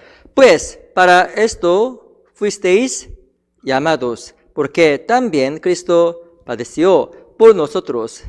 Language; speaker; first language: Spanish; non-native, fluent; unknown